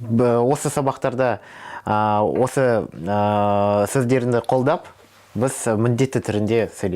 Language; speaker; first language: Kazakh; non-native, local second language; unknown